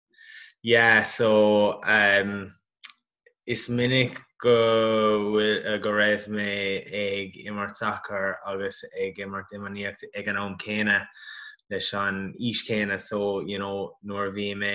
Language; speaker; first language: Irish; non-native, local second language; English